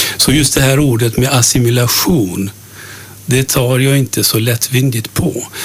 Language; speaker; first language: Swedish; early bilingual, other home language; Turkish